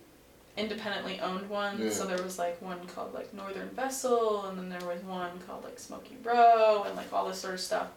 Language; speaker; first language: English; native; English